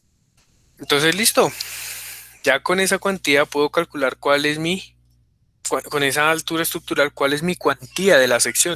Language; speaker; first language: Spanish; native; Spanish